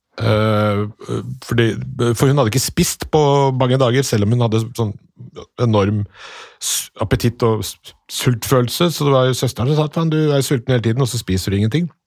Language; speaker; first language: Norwegian; early bilingual, other home language; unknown